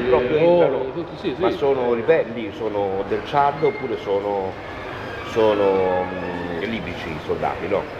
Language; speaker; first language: Italian; native; Italian